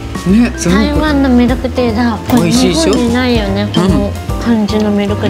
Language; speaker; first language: Japanese; non-native, fluent; Chinese